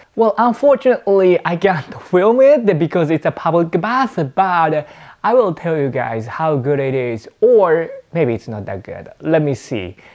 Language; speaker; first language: English; non-native, fluent; Japanese